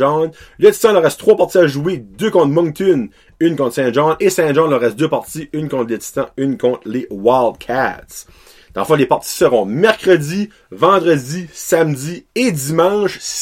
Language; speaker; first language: French; native; French